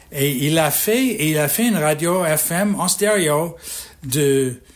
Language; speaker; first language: French; non-native, fluent; English